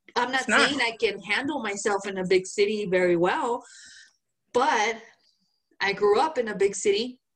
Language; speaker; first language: English; non-native, fluent; Spanish